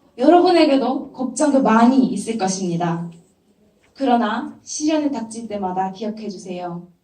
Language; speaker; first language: Korean; non-native, fluent; Japanese